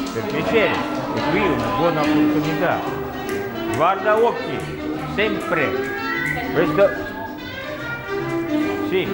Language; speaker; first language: Italian; non-native, learner; Russian